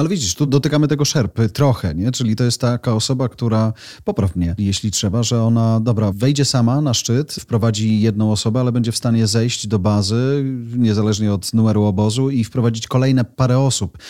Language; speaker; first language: Polish; native; Polish